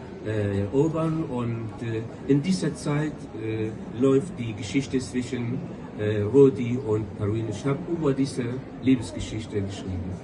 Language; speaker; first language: German; non-native, local second language; Kurdish